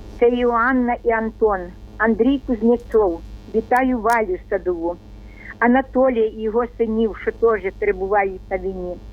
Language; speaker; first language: Ukrainian; native; Ukrainian